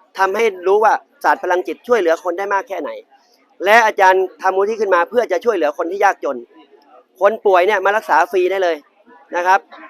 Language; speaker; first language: Thai; native; Thai